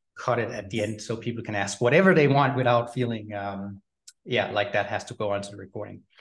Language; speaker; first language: English; non-native, fluent; Danish